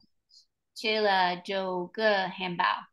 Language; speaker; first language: Chinese; non-native, learner; English